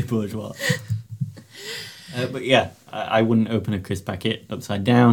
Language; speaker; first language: English; native; English